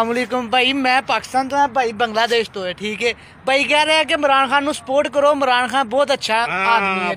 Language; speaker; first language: Hindi; non-native, local second language; Punjabi